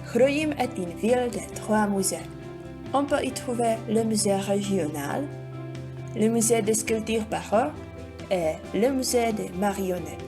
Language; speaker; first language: French; non-native, fluent; Czech